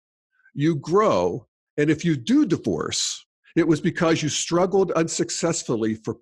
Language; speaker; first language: English; native; English